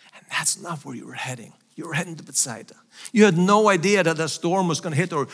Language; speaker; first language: English; non-native, fluent; Faroese